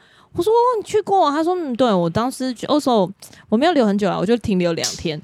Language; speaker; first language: Chinese; native; Chinese